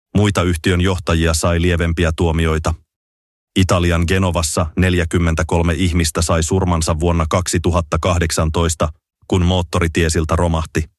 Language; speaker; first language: Finnish; native; Finnish